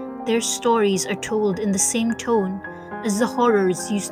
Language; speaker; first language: English; non-native, local second language; Filipino